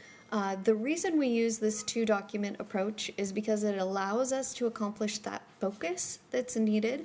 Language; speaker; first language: English; native; English